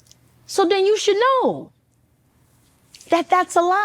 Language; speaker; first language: English; native; English